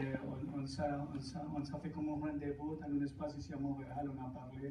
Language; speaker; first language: French; non-native, fluent; Spanish